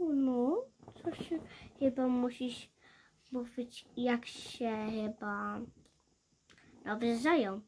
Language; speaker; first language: Polish; early bilingual, heritage; Polish